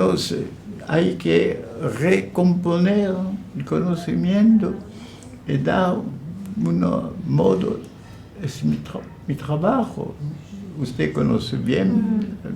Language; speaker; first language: Spanish; non-native, fluent; French